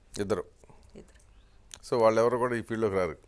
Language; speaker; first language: Telugu; native; Telugu